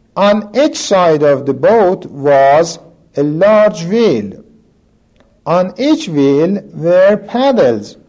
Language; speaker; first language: English; non-native, fluent; Persian